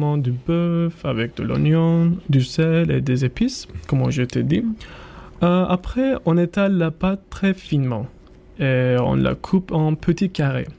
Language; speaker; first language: French; non-native, learner; Turkish